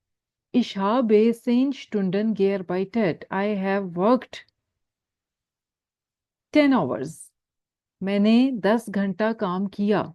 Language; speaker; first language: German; non-native, fluent; Urdu